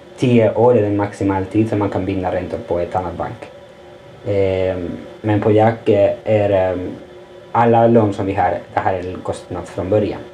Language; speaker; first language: Swedish; non-native, fluent; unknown